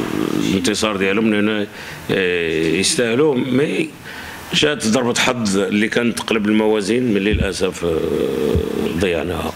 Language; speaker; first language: Arabic; native; Arabic